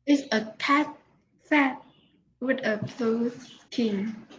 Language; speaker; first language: English; non-native, learner; Vietnamese